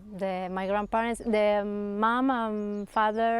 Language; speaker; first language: English; non-native, learner; Spanish